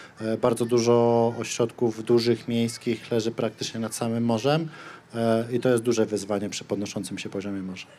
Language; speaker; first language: Polish; native; Polish